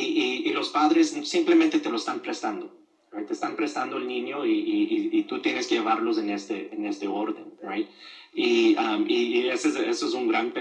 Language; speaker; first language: Spanish; early bilingual, other home language; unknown